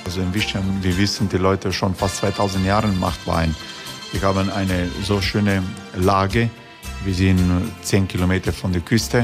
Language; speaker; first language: German; non-native, learner; Croatian